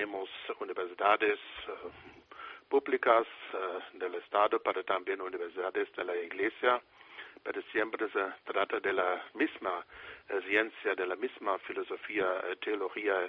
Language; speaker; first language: Spanish; non-native, fluent; German